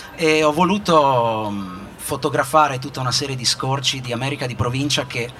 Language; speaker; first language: Italian; native; Italian